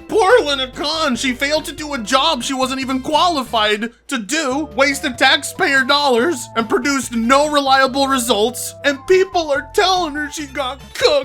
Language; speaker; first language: English; native; English